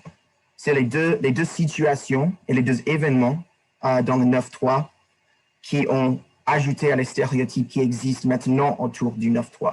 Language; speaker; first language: French; non-native, learner; English